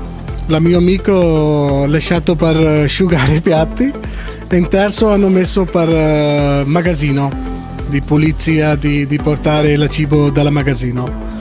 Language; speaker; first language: Italian; non-native, learner; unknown